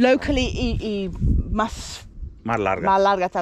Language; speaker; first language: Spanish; non-native, learner; English